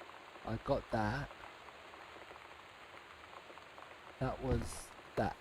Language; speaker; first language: English; native; English